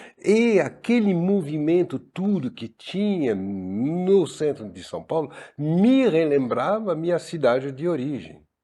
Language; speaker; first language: Portuguese; non-native, fluent; French